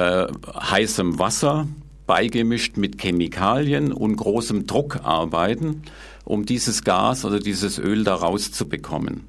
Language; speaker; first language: German; native; German